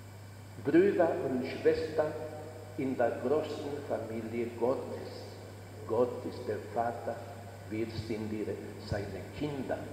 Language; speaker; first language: German; non-native, fluent; Spanish